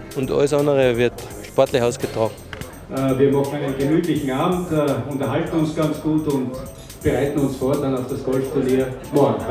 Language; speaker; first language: German; native; German